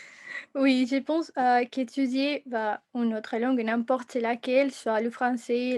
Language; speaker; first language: French; non-native, fluent; Spanish